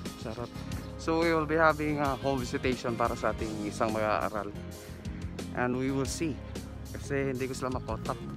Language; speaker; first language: Filipino; non-native, local second language; Cebuano